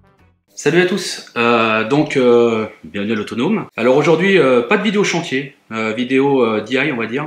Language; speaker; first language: French; native; French